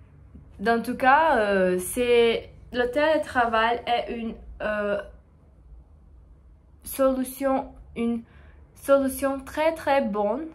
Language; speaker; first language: French; non-native, learner; Portuguese